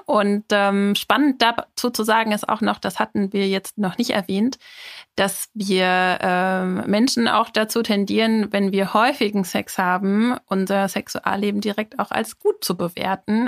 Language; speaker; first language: German; native; German